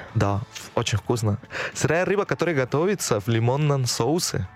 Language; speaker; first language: Russian; non-native, fluent; Spanish